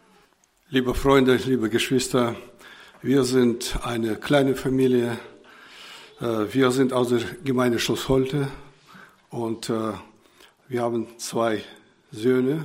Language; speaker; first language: German; non-native, fluent; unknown